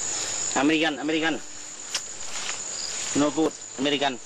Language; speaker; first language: English; non-native, learner; Lao